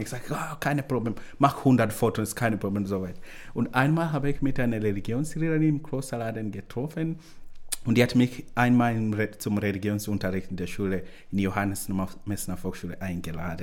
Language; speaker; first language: German; non-native, learner; Swahili